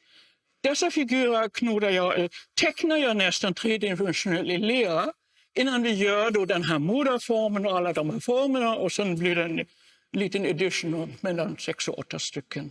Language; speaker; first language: Swedish; non-native, fluent; German